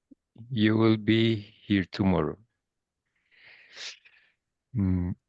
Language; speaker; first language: English; non-native, learner; Spanish